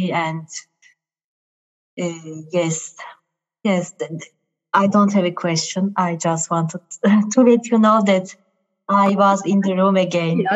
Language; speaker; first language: English; non-native, fluent; Turkish